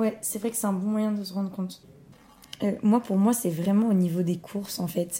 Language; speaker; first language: French; native; French